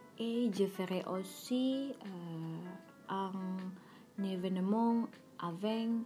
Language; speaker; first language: French; non-native, learner; Indonesian